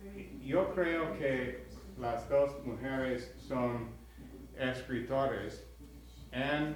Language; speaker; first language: Spanish; non-native, learner; English